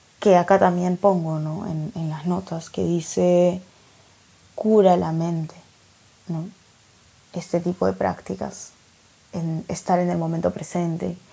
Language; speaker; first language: Spanish; native; Spanish